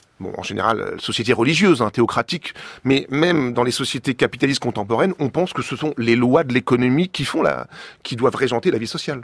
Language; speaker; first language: French; native; French